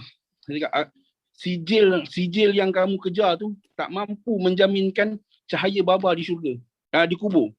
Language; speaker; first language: Indonesian; non-native, local second language; Malay